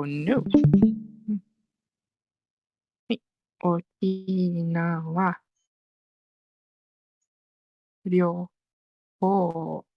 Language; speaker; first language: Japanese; non-native, fluent; Malay